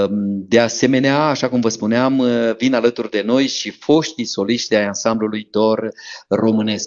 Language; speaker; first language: Romanian; native; Romanian